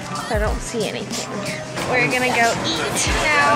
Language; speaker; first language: English; early bilingual, other home language; Korean